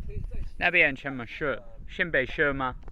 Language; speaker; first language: Chinese; non-native, learner; English